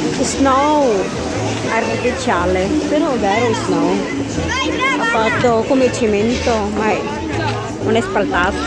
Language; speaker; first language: Italian; non-native, learner; Filipino